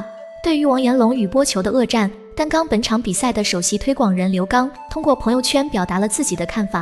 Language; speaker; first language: Chinese; native; Chinese